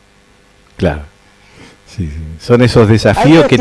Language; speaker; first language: Spanish; native; Spanish